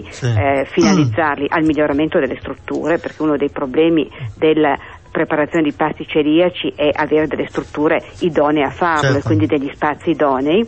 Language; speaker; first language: Italian; native; Italian